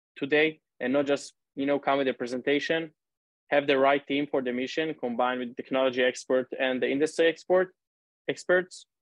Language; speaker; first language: English; non-native, fluent; Hebrew